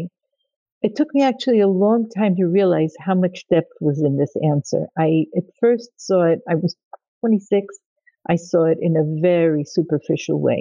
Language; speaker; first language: English; native; English